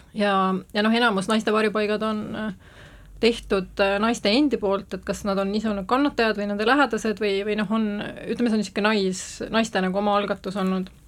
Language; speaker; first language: Estonian; native; Estonian